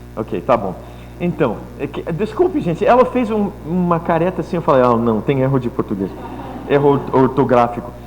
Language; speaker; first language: Portuguese; non-native, fluent; English